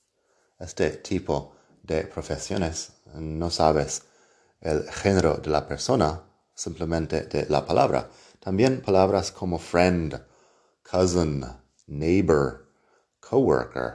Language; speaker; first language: Spanish; non-native, fluent; English